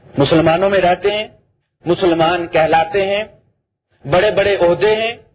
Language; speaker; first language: Urdu; non-native, local second language; Punjabi